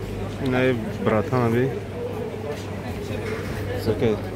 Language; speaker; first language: Russian; non-native, local second language; Tajik